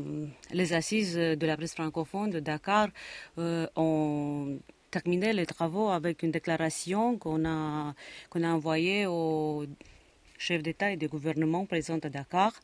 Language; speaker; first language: French; non-native, fluent; Romanian